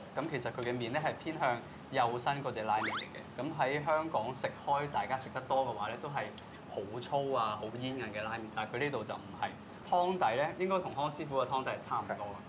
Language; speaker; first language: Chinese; non-native, local second language; Cantonese